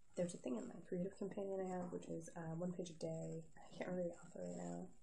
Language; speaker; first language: English; native; English